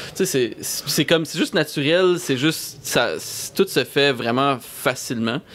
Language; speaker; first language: French; native; French